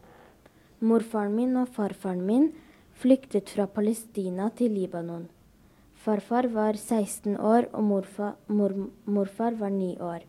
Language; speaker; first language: Norwegian; early bilingual, other home language; Arabic